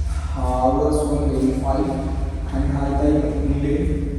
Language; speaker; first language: Vietnamese; non-native, learner; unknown